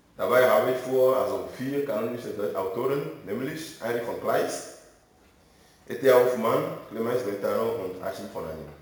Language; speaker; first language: German; non-native, fluent; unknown